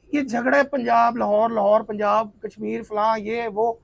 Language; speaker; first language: Urdu; non-native, local second language; Punjabi